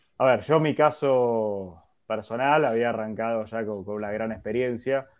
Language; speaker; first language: Spanish; native; Spanish